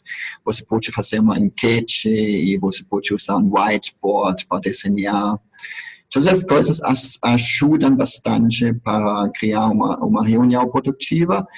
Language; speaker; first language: Portuguese; non-native, fluent; German